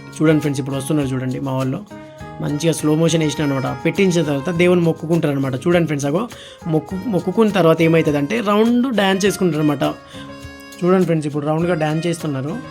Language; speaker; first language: Telugu; non-native, local second language; Lambadi